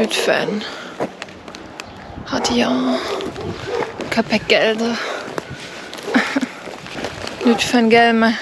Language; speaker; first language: Turkish; non-native, learner; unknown